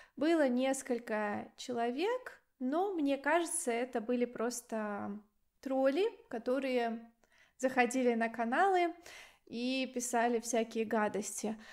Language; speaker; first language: Russian; native; Russian